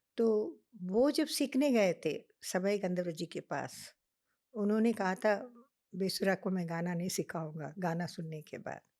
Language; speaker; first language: Hindi; non-native, local second language; Telugu